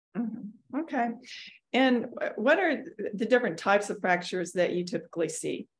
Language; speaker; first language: English; native; English